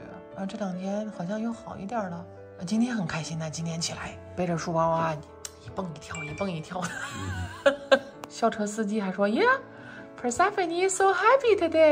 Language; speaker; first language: Chinese; native; Chinese